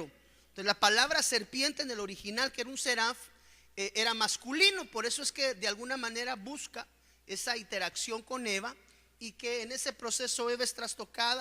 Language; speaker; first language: Spanish; native; Spanish